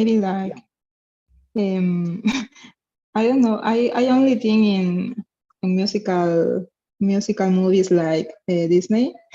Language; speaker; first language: English; non-native, learner; Spanish